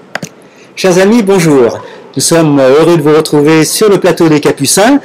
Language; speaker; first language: French; native; French